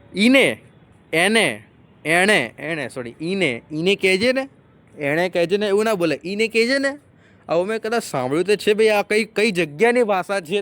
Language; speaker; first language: Gujarati; non-native, local second language; Marathi